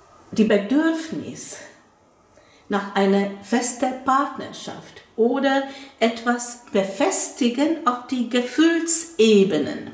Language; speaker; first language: German; non-native, fluent; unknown